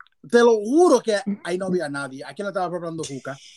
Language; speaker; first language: Spanish; early bilingual, other home language; English